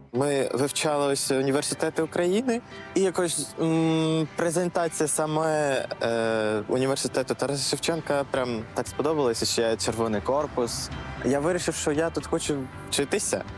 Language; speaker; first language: Ukrainian; non-native, fluent; Uzbek